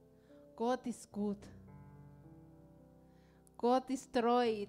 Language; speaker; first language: German; non-native, learner; Spanish